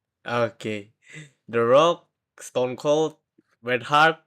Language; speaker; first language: English; non-native, learner; Indonesian